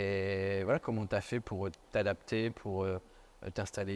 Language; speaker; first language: French; native; French